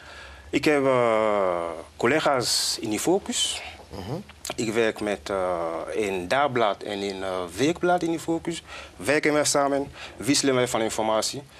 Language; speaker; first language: Dutch; non-native, fluent; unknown